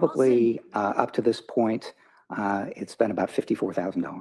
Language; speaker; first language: English; native; English